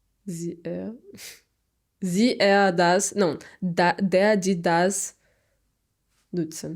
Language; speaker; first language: German; non-native, learner; Portuguese